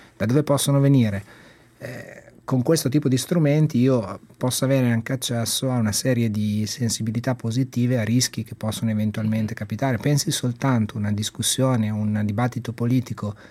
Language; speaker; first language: Italian; native; Italian